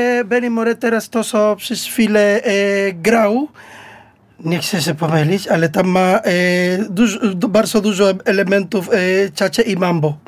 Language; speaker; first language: Polish; non-native, learner; Spanish